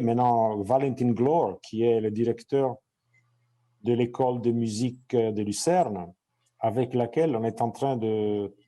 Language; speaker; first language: French; non-native, fluent; Italian